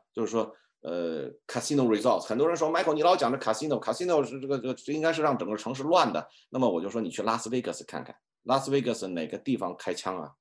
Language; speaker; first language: Chinese; native; Chinese